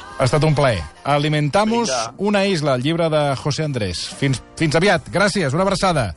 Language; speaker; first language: Catalan; native; Catalan